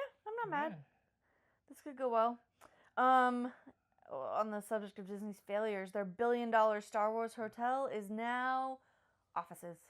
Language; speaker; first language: English; native; English